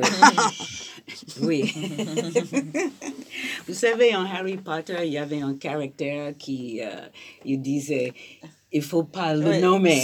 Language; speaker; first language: French; non-native, fluent; English